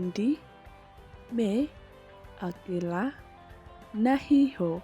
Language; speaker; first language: Hindi; non-native, local second language; Khasi